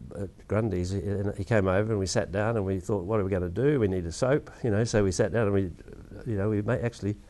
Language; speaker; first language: English; native; English